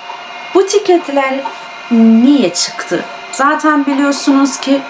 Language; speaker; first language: Turkish; non-native, fluent; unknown